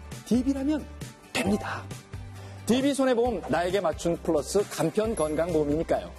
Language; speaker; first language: Korean; native; Korean